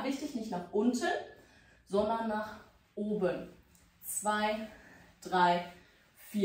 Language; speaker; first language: German; native; German